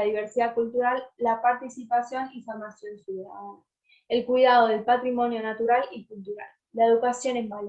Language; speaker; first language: Spanish; native; Spanish